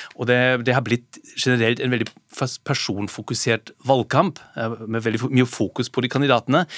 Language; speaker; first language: Norwegian; non-native, fluent; German